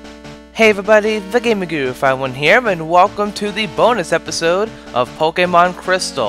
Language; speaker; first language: English; native; English